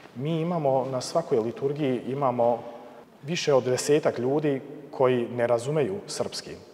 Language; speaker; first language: Croatian; early bilingual, heritage; Serbian